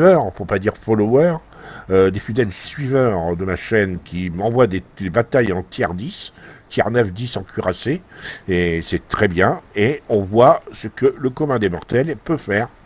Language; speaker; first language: French; native; French